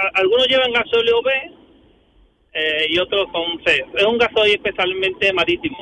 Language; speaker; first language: Spanish; native; Spanish